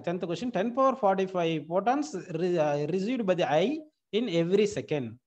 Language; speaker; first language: English; non-native, local second language; Tamil